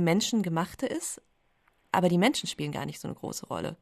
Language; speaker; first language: German; native; German